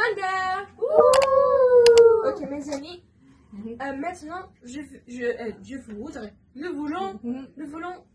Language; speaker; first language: French; non-native, learner; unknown